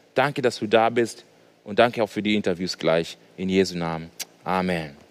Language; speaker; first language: German; non-native, fluent; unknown